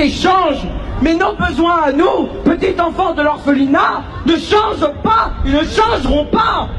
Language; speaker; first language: French; native; French